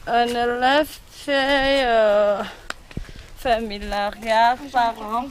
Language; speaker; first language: French; non-native, local second language; Malagasy